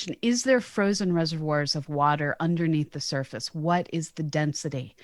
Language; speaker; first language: English; native; English